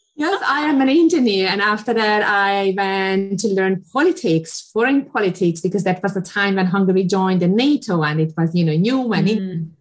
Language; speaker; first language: English; non-native, fluent; Hungarian